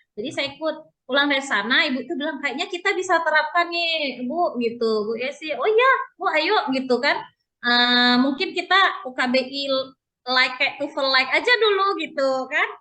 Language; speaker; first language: Indonesian; native; Indonesian